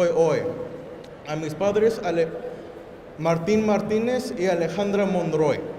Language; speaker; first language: Spanish; early bilingual, heritage; Spanish